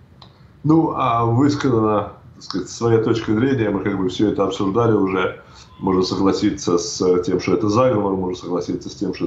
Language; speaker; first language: Russian; native; Russian